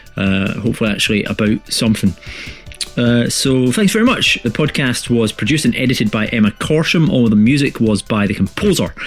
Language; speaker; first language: English; native; English